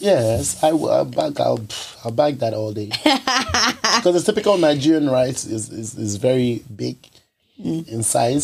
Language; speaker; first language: English; non-native, local second language; Ewe